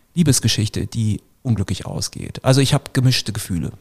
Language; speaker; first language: German; native; German